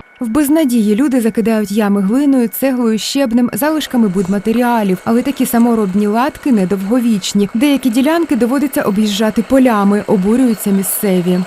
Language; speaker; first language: Ukrainian; native; Ukrainian